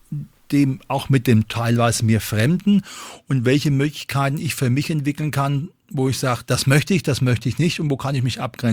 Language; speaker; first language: German; native; German